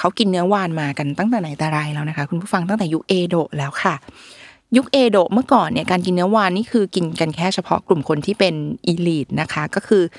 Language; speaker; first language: Thai; native; Thai